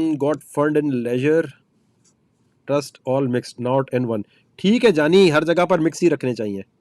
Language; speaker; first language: Urdu; native; Urdu